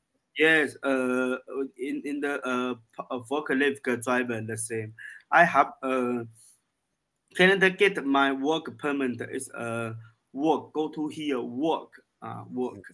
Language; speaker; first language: English; non-native, learner; Chinese